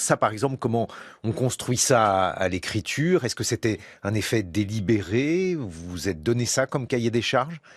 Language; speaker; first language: French; native; French